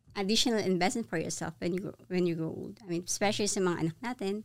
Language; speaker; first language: English; non-native, local second language; Filipino